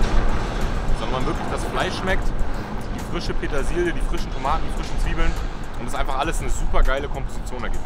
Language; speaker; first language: German; native; German